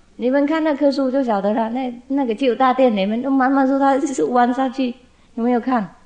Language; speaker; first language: Chinese; non-native, fluent; Vietnamese